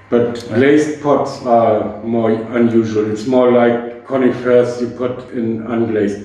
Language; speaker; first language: English; non-native, fluent; German